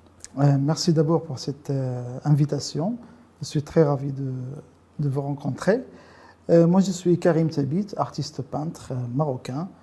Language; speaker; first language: French; non-native, local second language; Arabic